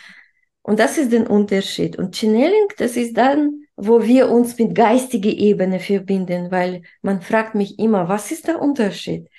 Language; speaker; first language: German; non-native, fluent; Russian